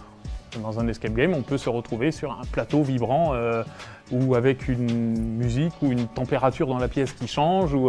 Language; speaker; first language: French; native; French